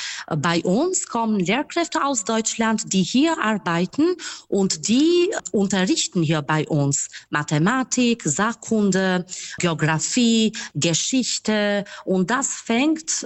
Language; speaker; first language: German; non-native, fluent; Albanian